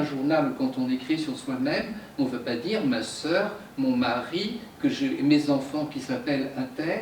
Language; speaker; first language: French; native; French